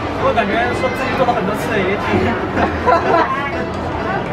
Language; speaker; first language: Chinese; native; Chinese